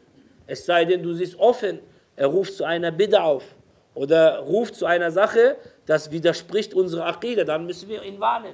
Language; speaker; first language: German; non-native, fluent; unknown